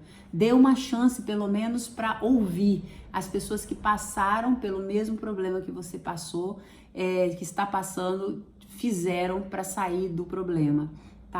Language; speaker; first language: Portuguese; native; Portuguese